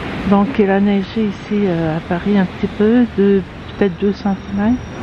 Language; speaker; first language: French; native; French